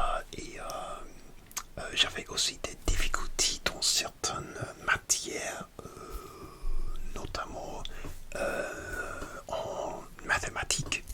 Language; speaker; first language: French; non-native, learner; English